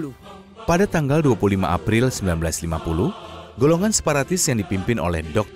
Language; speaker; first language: Indonesian; native; Indonesian